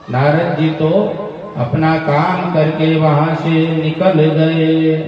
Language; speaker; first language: Hindi; non-native, local second language; Gujarati